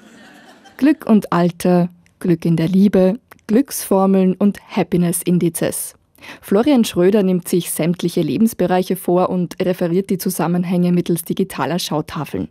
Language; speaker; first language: German; native; German